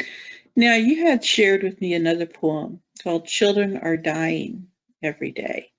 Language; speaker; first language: English; native; English